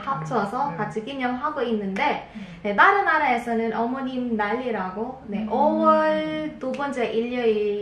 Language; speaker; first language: Korean; non-native, fluent; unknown